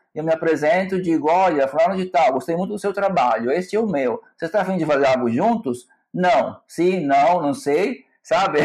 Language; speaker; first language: Portuguese; non-native, fluent; Italian